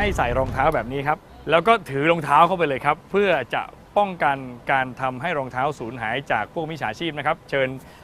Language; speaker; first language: Thai; native; Thai